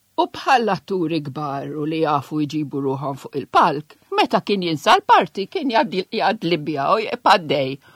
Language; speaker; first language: Maltese; non-native, local second language; Italian